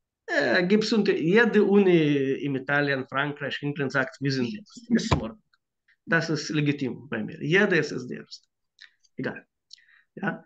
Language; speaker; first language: German; non-native, fluent; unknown